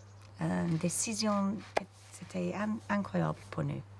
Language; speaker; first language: French; non-native, learner; English